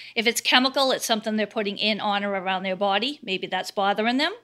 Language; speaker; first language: English; native; English